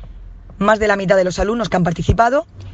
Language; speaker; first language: Spanish; native; Spanish